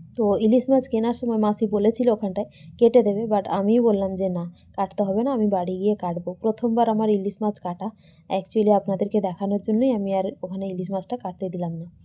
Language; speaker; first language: Bangla; non-native, local second language; Santali